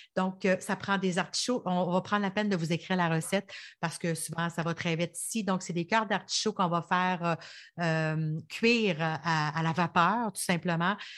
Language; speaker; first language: French; native; French